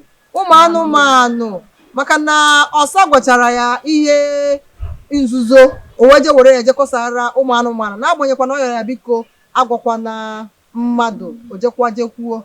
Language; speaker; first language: Igbo; native; Igbo